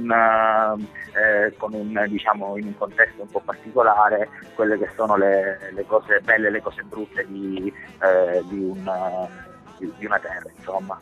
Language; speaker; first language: Italian; native; Italian